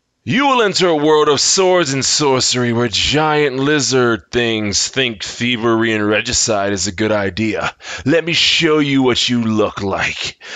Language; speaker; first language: English; native; English